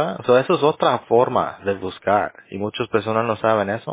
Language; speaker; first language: Spanish; early bilingual, heritage; Spanish